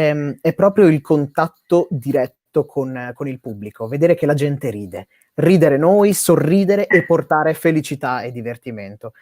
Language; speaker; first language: Italian; native; Italian